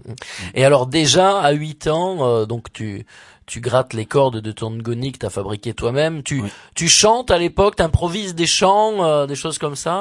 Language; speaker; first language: French; native; French